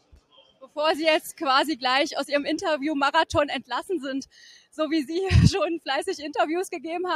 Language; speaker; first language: German; native; German